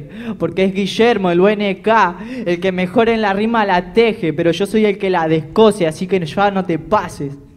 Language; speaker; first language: Spanish; native; Spanish